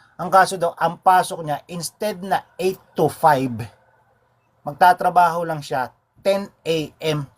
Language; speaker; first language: Filipino; native; Filipino